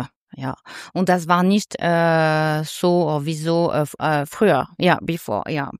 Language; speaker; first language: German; non-native, learner; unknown